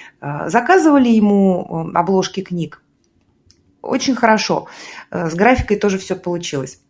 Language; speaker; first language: Russian; native; Russian